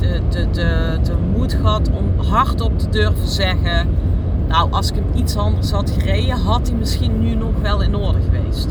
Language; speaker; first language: Dutch; native; Dutch